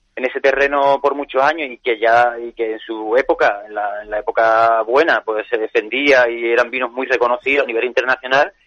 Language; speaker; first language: Spanish; native; Spanish